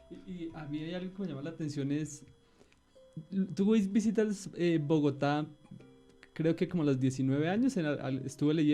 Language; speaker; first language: Spanish; native; Spanish